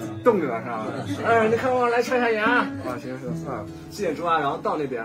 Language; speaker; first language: Chinese; native; Chinese